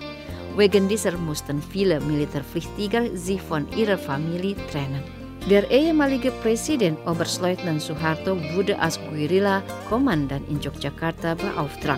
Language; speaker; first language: German; non-native, fluent; Indonesian